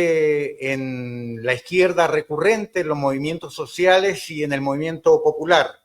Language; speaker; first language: Spanish; native; Spanish